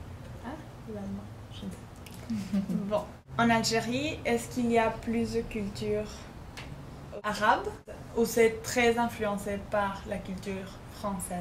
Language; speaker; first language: French; non-native, fluent; Spanish